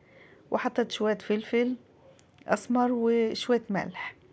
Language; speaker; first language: Arabic; native; Arabic